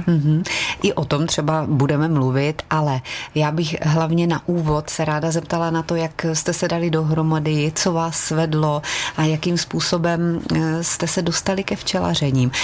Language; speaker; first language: Czech; native; Czech